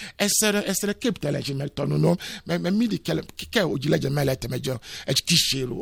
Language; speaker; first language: Hungarian; non-native, fluent; Yoruba